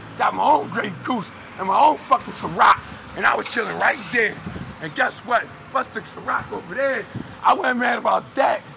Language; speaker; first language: English; native; English